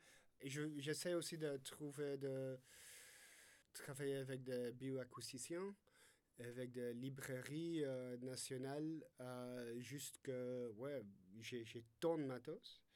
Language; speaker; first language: French; non-native, fluent; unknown